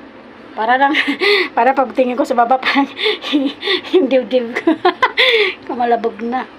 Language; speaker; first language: Filipino; native; Filipino